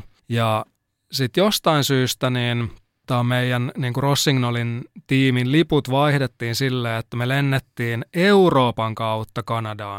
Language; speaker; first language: Finnish; native; Finnish